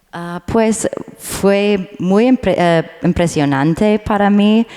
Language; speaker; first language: Spanish; non-native, learner; English